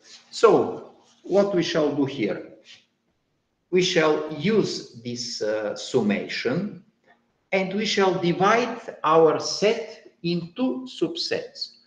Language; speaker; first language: English; non-native, fluent; Bulgarian